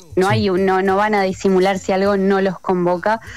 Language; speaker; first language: Spanish; native; Spanish